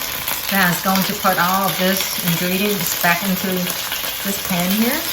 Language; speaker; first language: English; early bilingual, other home language; Vietnamese